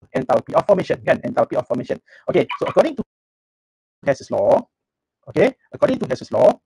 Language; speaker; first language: English; non-native, local second language; Malay